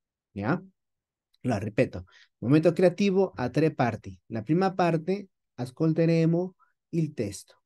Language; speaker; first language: Italian; non-native, fluent; Spanish